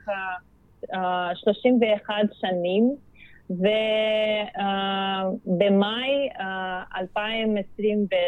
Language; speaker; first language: Hebrew; non-native, fluent; Russian